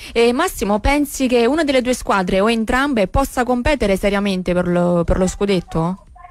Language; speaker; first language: Italian; native; Italian